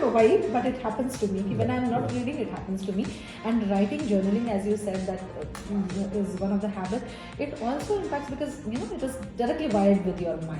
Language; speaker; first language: English; non-native, local second language; Hindi